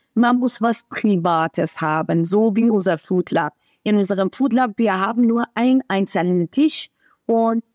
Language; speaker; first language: German; non-native, fluent; Persian